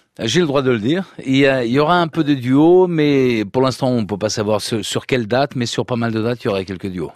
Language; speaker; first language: French; early bilingual, other home language; Portuguese